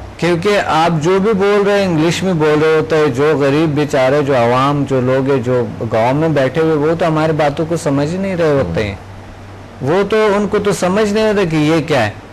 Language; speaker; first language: Urdu; non-native, local second language; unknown